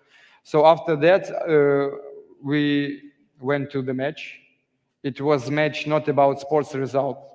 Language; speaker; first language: English; non-native, learner; Ukrainian